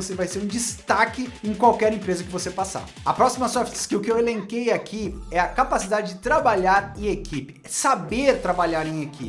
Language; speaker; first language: Portuguese; native; Portuguese